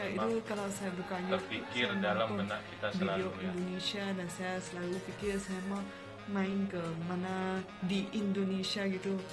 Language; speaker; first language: Indonesian; non-native, fluent; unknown